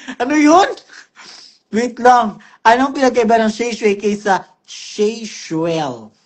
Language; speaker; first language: Filipino; non-native, local second language; Cebuano